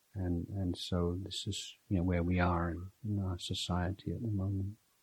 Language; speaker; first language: English; native; English